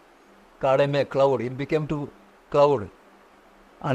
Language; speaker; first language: English; non-native, local second language; Konkani